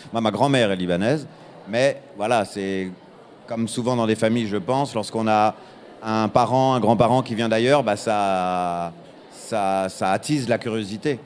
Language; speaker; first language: French; native; French